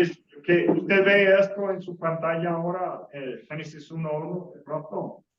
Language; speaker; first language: Spanish; non-native, fluent; English